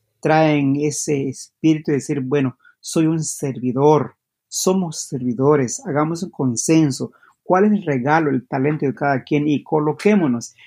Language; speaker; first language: Spanish; non-native, local second language; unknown